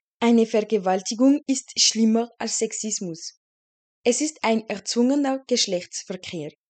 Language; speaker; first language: German; non-native, fluent; French